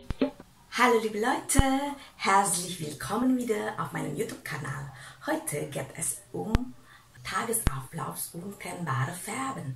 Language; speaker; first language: German; non-native, fluent; Indonesian